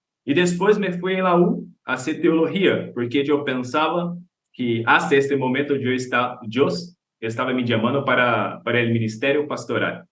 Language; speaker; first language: Spanish; non-native, learner; Portuguese